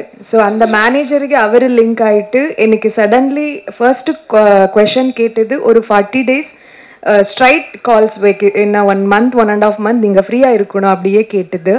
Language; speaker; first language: Tamil; non-native, learner; Kannada